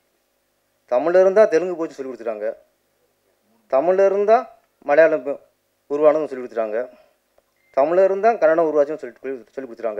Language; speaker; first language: Tamil; native; Tamil